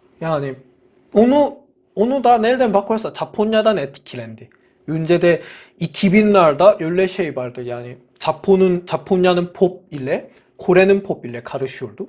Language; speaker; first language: Turkish; non-native, fluent; Korean